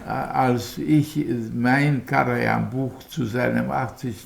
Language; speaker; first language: German; non-native, fluent; Hungarian